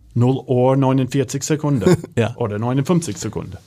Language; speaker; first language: German; non-native, fluent; English